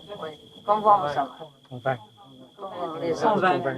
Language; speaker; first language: French; non-native, learner; Vietnamese